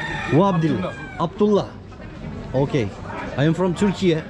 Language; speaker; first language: English; non-native, learner; Turkish